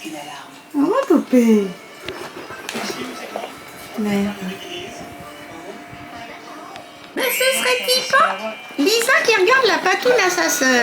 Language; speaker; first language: French; native; French